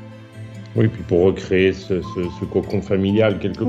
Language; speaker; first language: French; native; French